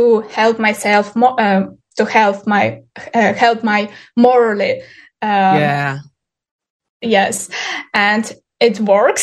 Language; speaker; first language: English; non-native, fluent; Ukrainian